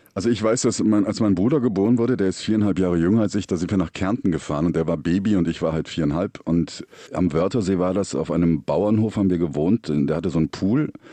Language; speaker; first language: German; native; German